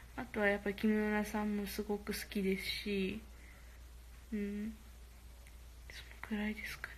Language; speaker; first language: Japanese; early bilingual, other home language; Korean